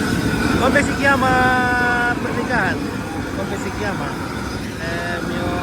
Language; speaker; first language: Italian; non-native, learner; Indonesian